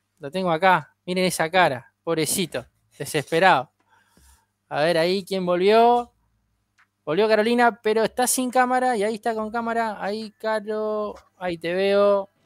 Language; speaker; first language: Spanish; native; Spanish